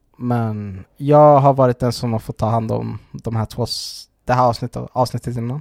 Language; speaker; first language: Swedish; native; Swedish